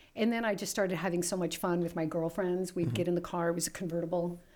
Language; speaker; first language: English; early bilingual, other home language; Italian